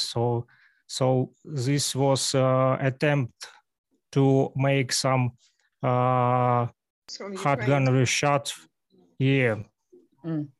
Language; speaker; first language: English; non-native, learner; Russian